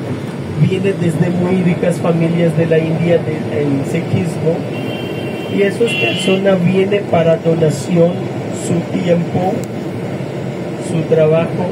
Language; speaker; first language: Spanish; non-native, fluent; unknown